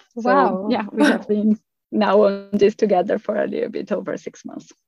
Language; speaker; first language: English; non-native, fluent; Portuguese